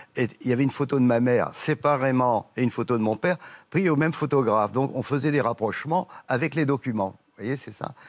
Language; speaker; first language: French; native; French